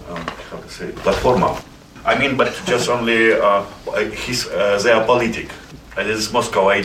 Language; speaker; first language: English; non-native, learner; Russian